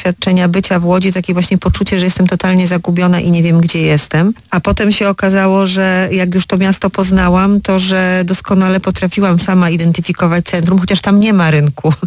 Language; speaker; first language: Polish; native; Polish